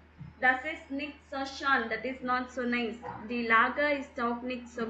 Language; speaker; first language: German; non-native, learner; Tamil